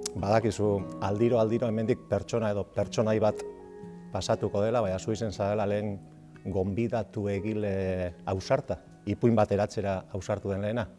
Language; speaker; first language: Basque; native; Basque